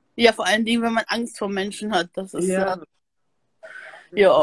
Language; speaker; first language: German; native; German